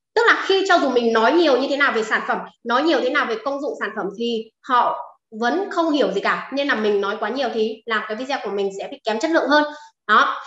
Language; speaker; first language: Vietnamese; non-native, local second language; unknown